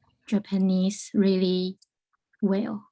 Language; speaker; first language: English; non-native, learner; Chinese